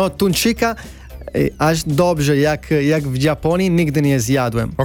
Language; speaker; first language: Polish; non-native, learner; Italian